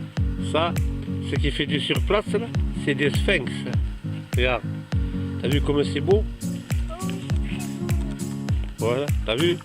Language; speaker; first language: French; native; French